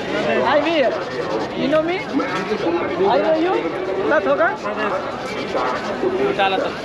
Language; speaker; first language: English; non-native, learner; Hindi